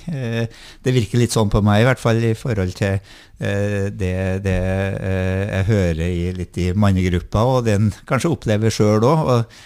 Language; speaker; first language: Norwegian; native; Norwegian